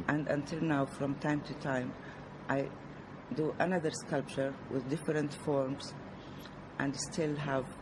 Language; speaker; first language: English; non-native, fluent; Arabic